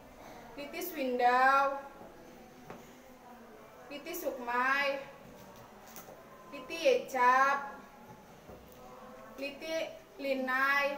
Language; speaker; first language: Cantonese; non-native, learner; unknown